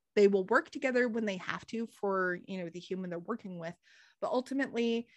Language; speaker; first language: English; native; English